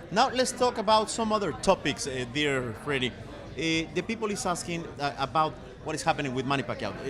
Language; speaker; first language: English; non-native, fluent; Spanish